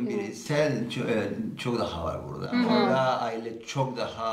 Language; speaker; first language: Turkish; non-native, learner; Spanish